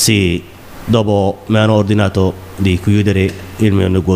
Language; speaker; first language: Italian; non-native, learner; Somali